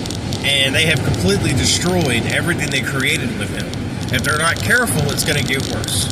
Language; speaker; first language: English; native; English